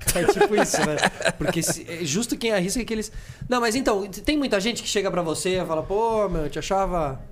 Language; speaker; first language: Portuguese; early bilingual, other home language; Spanish